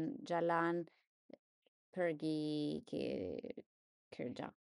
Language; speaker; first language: Indonesian; non-native, learner; Italian